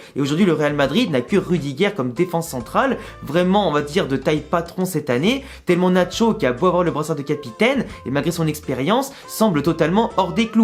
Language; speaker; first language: French; native; French